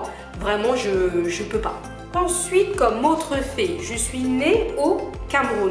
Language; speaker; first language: French; native; French